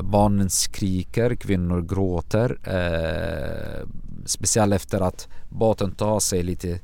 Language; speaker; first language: Swedish; non-native, fluent; Arabic